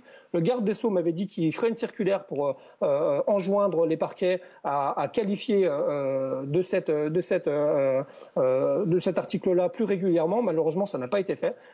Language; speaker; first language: French; native; French